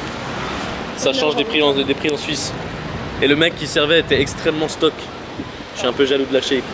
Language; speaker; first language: French; native; French